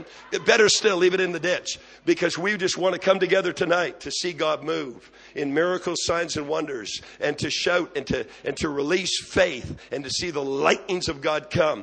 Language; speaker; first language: English; native; English